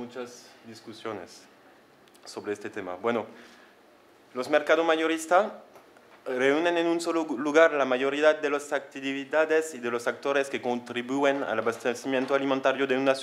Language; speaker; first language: Spanish; non-native, fluent; French